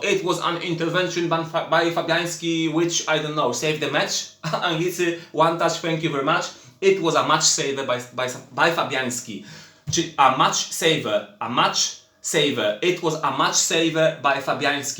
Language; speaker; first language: English; non-native, fluent; Polish